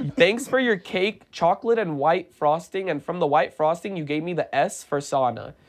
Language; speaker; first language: English; native; English